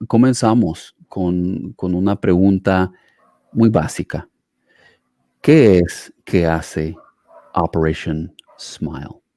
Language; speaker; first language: Spanish; non-native, fluent; English